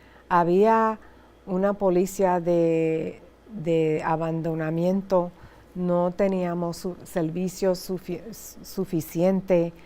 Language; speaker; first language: Spanish; early bilingual, heritage; Spanish